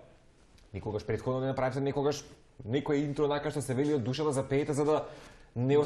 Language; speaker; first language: Macedonian; native; Macedonian